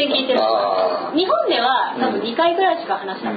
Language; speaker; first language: Japanese; native; Japanese